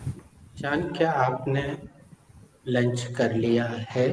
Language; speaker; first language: Hindi; native; Hindi